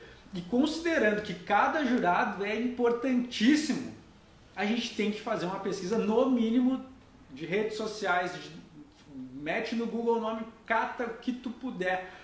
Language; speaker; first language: Portuguese; native; Portuguese